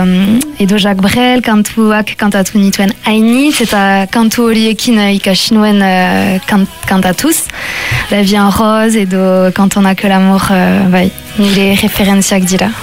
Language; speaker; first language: Basque; non-native, local second language; French